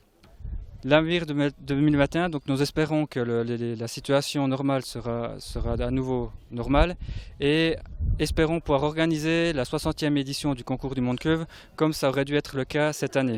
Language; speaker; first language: French; native; French